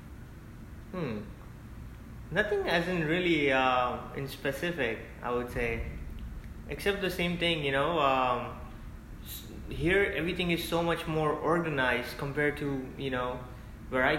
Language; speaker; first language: English; non-native, local second language; Hindi